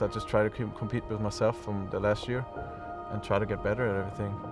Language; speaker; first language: English; non-native, fluent; German